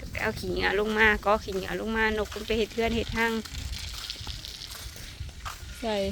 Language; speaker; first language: Thai; non-native, local second language; Northeastern Thai